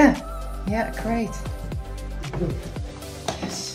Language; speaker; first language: English; non-native, fluent; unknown